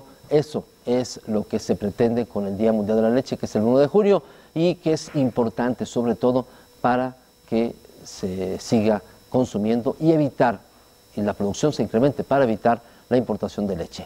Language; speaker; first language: Spanish; native; Spanish